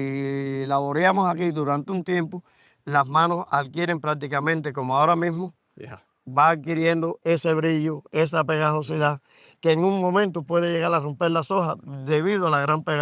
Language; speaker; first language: Spanish; native; Spanish